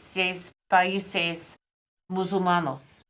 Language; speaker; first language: Spanish; non-native, fluent; English